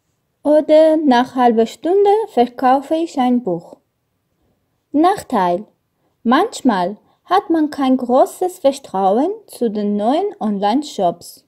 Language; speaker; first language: German; non-native, learner; Armenian